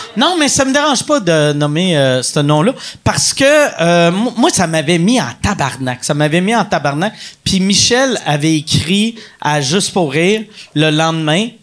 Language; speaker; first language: French; native; French